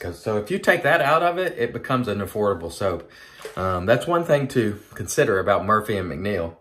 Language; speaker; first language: English; native; English